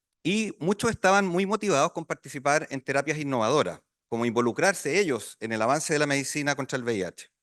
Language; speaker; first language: Spanish; native; Spanish